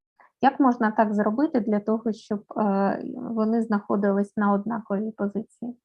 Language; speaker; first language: Ukrainian; native; Ukrainian